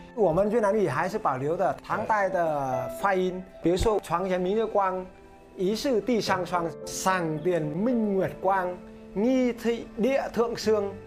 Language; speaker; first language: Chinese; non-native, fluent; Vietnamese